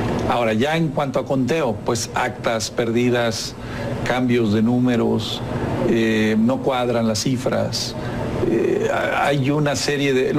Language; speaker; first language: Spanish; native; Spanish